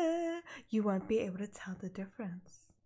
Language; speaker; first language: English; native; English